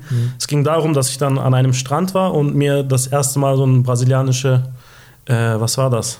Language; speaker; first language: German; early bilingual, other home language; Turkish